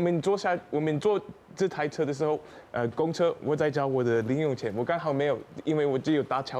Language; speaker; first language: Chinese; non-native, fluent; English